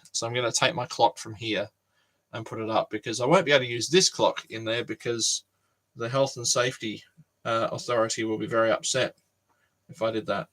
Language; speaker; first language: English; native; English